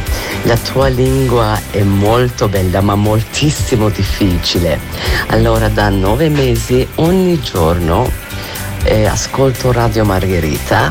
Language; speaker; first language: Italian; non-native, learner; Turkish